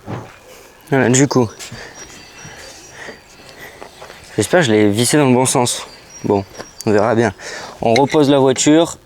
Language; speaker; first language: French; native; French